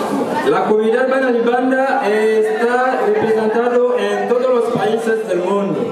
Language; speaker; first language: Spanish; non-native, learner; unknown